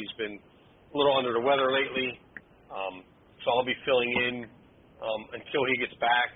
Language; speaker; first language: English; native; English